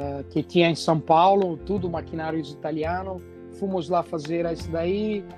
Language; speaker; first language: Portuguese; non-native, fluent; Italian